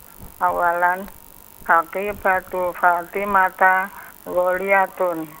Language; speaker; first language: Arabic; non-native, learner; Indonesian